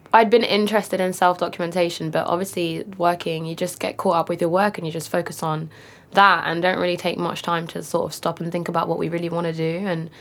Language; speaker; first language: English; native; English